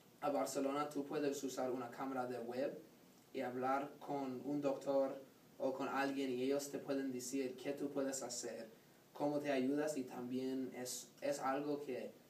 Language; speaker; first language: Spanish; non-native, learner; English